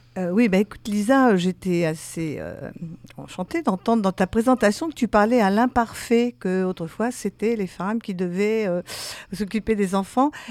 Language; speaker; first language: French; native; French